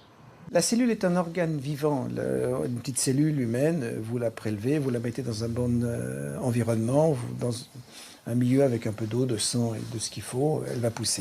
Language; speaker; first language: French; native; French